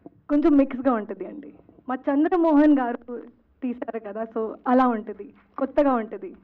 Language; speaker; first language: Telugu; non-native, fluent; Hindi